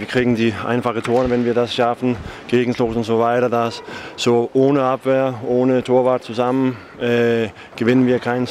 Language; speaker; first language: German; non-native, learner; Danish